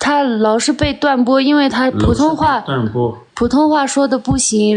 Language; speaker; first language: Chinese; non-native, local second language; Tibetan